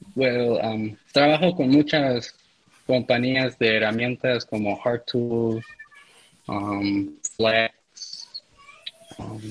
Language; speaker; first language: Spanish; early bilingual, heritage; Spanish